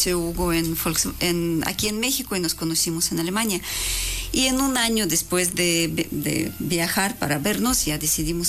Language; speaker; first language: Spanish; non-native, fluent; Russian